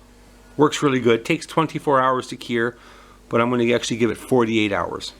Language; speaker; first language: English; native; English